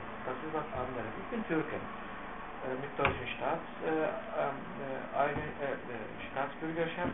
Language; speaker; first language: German; non-native, fluent; Turkish